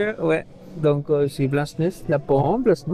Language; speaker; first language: French; non-native, fluent; Spanish